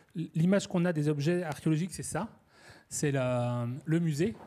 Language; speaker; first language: French; native; French